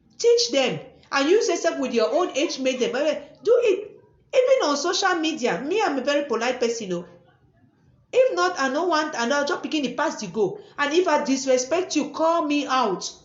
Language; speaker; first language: Nigerian Pidgin; native; Nigerian Pidgin